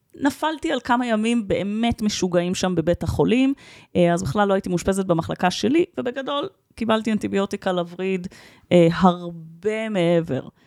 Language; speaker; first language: Hebrew; native; Hebrew